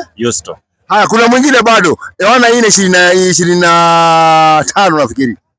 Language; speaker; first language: Swahili; non-native, local second language; Kikuyu